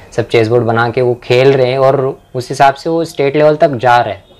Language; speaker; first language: Hindi; non-native, local second language; Marathi